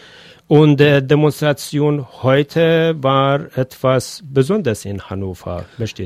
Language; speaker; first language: German; non-native, fluent; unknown